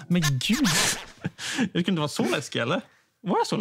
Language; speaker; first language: Swedish; non-native, fluent; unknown